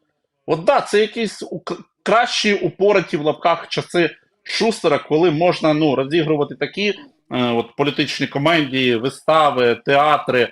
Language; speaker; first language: Ukrainian; native; Ukrainian